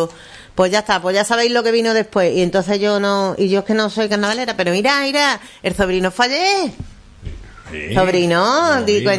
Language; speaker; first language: Spanish; native; Spanish